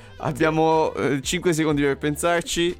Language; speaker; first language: Italian; native; Italian